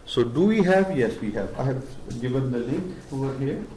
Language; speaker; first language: English; non-native, local second language; Urdu